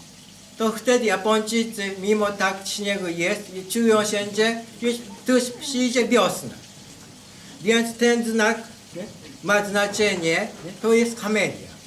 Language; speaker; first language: Polish; non-native, learner; Japanese